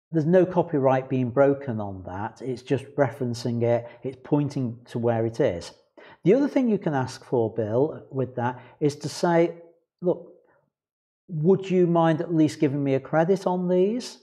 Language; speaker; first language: English; native; English